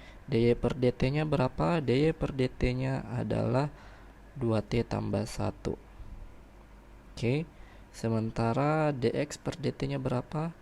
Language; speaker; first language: Indonesian; native; Indonesian